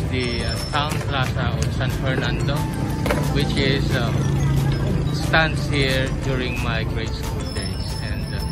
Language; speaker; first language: English; non-native, local second language; Iloko